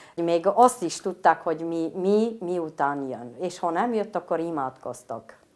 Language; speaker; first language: Hungarian; native; Hungarian